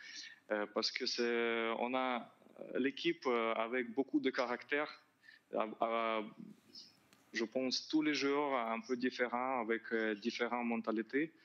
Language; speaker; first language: French; non-native, learner; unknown